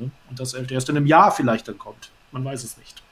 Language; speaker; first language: German; native; German